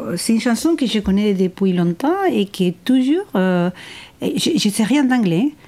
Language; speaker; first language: French; non-native, fluent; Spanish